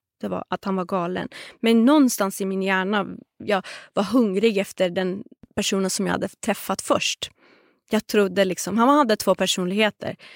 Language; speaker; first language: Swedish; non-native, fluent; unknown